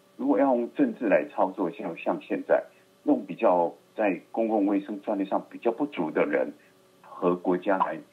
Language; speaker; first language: Chinese; native; Chinese